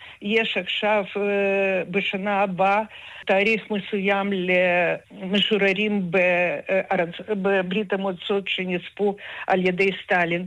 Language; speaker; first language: Hebrew; non-native, fluent; Russian